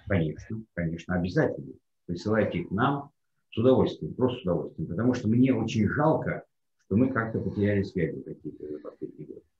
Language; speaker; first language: Russian; non-native, fluent; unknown